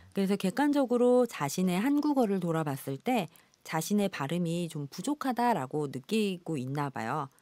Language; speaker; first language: Korean; native; Korean